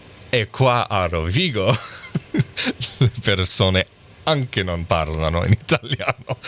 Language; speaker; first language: Italian; non-native, learner; English